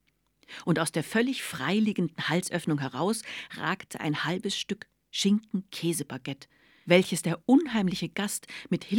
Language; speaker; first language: German; native; German